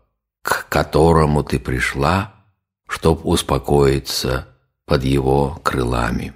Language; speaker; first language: Russian; native; Russian